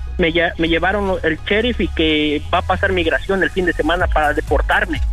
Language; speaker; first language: Spanish; native; Spanish